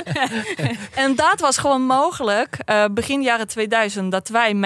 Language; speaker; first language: Dutch; non-native, fluent; Russian